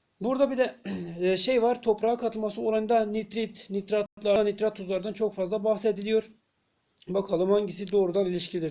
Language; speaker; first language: Turkish; native; Turkish